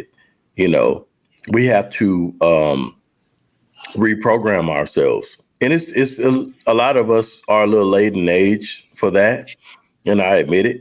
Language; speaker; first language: English; native; English